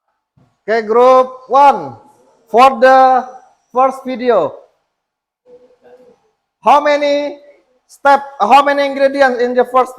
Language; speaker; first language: English; non-native, fluent; Indonesian